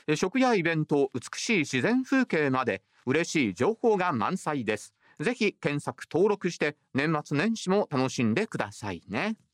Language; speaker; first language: Japanese; native; Japanese